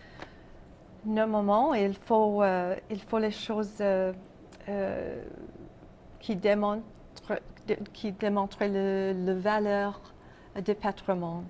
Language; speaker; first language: French; non-native, local second language; English